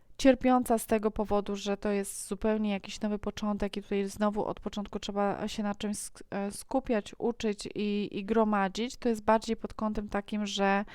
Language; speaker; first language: Polish; native; Polish